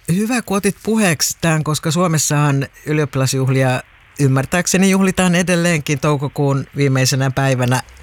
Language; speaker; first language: Finnish; early bilingual, heritage; Finnish